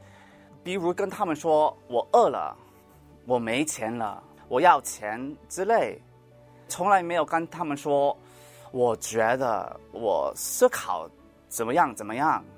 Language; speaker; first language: Chinese; early bilingual, heritage; Cantonese